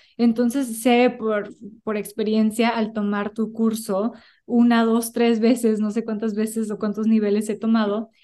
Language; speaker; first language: Spanish; early bilingual, heritage; Spanish